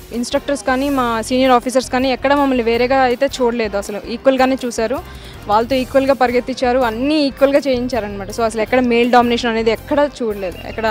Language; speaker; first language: Telugu; native; Telugu